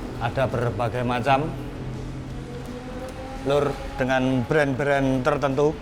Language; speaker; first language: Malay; non-native, local second language; Javanese